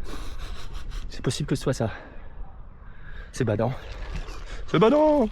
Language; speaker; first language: French; native; French